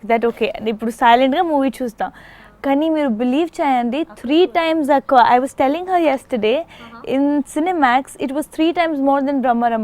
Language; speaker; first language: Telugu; non-native, fluent; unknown